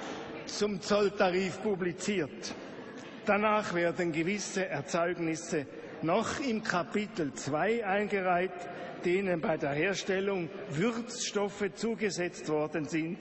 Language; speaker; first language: German; native; German